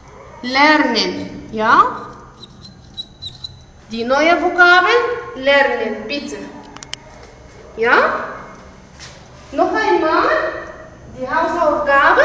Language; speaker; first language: German; non-native, fluent; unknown